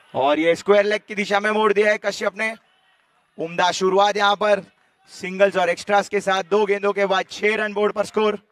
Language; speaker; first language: Hindi; non-native, local second language; Gujarati